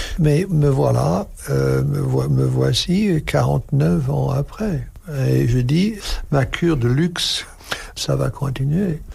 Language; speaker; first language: French; non-native, fluent; English